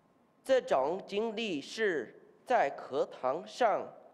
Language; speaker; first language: Chinese; non-native, learner; English